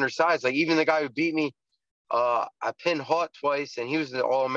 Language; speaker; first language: English; native; English